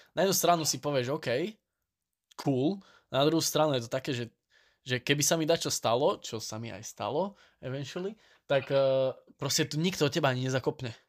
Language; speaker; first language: Slovak; native; Slovak